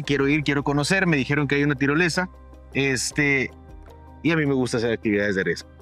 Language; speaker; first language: Spanish; native; Spanish